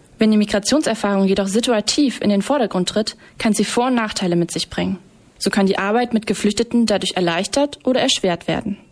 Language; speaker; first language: German; native; German